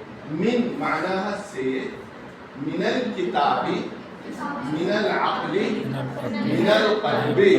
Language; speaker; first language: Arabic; non-native, fluent; Urdu